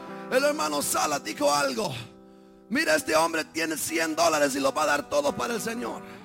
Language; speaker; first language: Spanish; native; Spanish